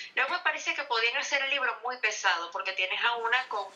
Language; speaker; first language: Spanish; native; Spanish